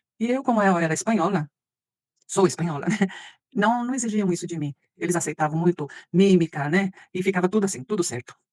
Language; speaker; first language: Portuguese; early bilingual, other home language; Spanish